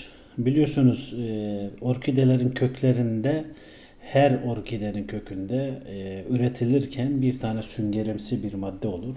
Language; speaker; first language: Turkish; native; Turkish